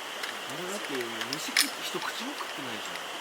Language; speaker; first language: Japanese; native; Japanese